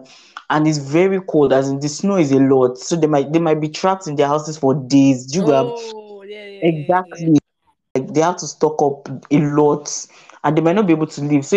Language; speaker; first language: English; non-native, local second language; Yoruba